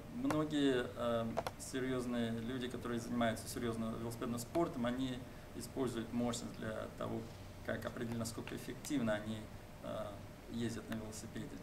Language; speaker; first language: Russian; native; Russian